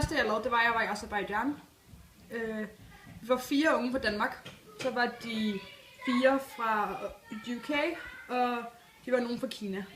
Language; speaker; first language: Danish; native; Danish